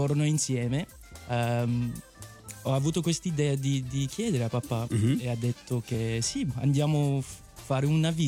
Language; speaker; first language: Italian; native; Italian